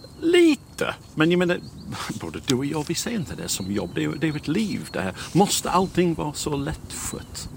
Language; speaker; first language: Swedish; non-native, fluent; English